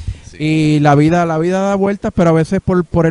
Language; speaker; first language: Spanish; native; Spanish